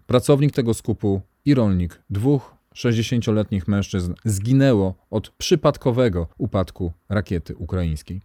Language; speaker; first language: Polish; native; Polish